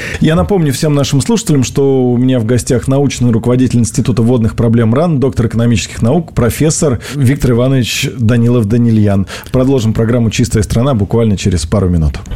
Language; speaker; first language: Russian; native; Russian